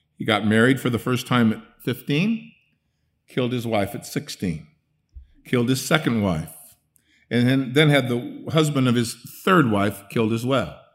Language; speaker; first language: English; early bilingual, other home language; Dutch